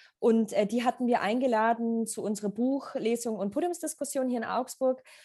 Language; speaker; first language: German; early bilingual, other home language; Polish